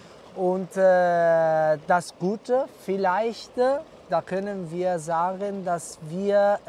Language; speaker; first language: German; non-native, learner; Italian